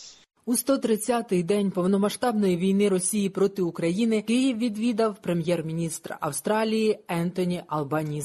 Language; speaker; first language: Ukrainian; native; Ukrainian